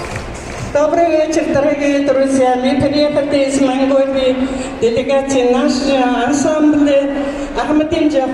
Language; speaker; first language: Russian; non-native, learner; Mongolian